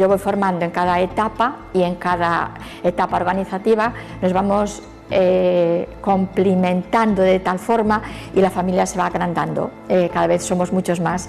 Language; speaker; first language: Spanish; native; Spanish